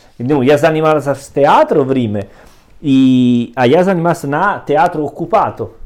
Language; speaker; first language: Russian; non-native, learner; Italian